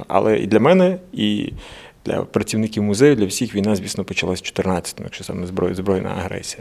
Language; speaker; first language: Ukrainian; native; Ukrainian